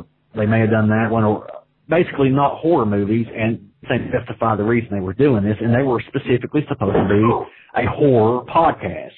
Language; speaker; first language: English; native; English